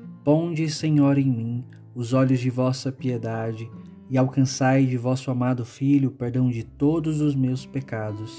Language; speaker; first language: Portuguese; native; Portuguese